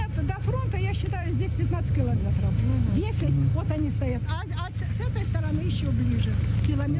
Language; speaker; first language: Russian; native; Russian